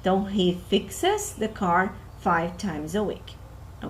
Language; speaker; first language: English; non-native, fluent; Portuguese